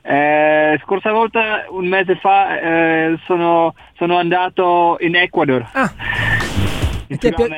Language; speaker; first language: Italian; non-native, learner; Czech